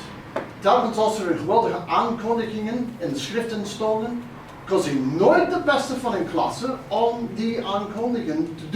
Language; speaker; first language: Dutch; non-native, fluent; English